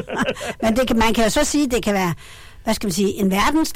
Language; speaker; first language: Danish; native; Danish